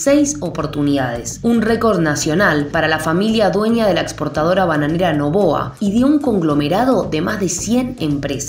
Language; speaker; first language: Spanish; native; Spanish